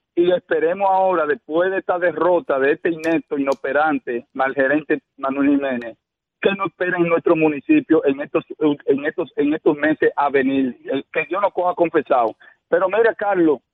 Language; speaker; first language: Spanish; native; Spanish